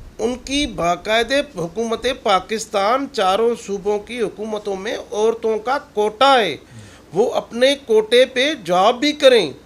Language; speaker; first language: Urdu; non-native, local second language; Sindhi